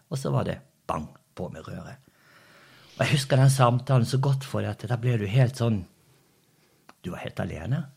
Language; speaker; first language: Norwegian; early bilingual, other home language; Portuguese